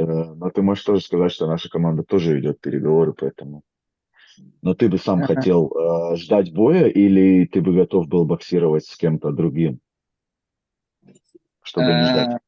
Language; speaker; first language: Russian; native; Russian